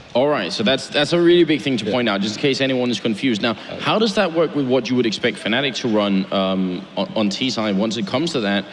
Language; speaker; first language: English; non-native, fluent; Swedish